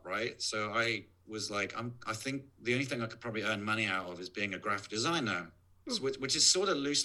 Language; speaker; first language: English; native; English